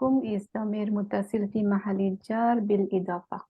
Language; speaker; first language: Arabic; non-native, learner; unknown